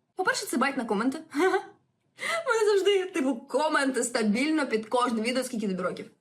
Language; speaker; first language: Ukrainian; non-native, local second language; Russian